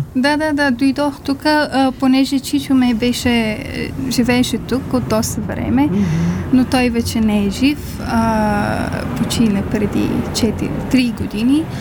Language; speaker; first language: Bulgarian; non-native, fluent; Persian